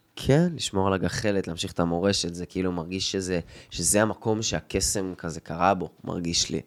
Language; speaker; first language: Hebrew; native; Hebrew